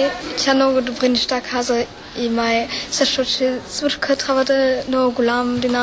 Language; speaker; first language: Bulgarian; early bilingual, heritage; Bulgarian